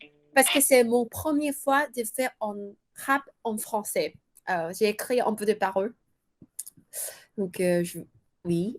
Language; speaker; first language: French; non-native, learner; Korean